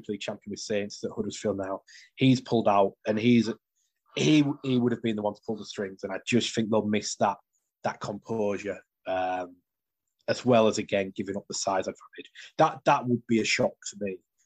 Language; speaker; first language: English; native; English